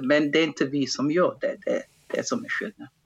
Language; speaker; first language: Swedish; non-native, fluent; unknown